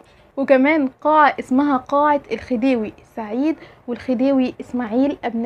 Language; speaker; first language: Arabic; native; Arabic